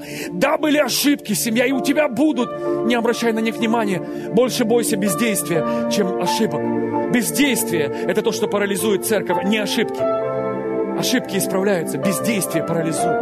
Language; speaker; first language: Russian; native; Russian